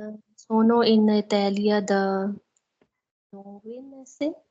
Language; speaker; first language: Italian; non-native, learner; Urdu